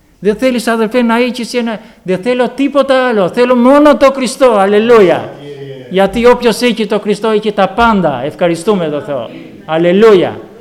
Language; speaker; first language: Greek; non-native, fluent; Albanian